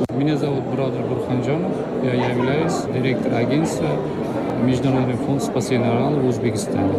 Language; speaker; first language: Russian; non-native, local second language; Uzbek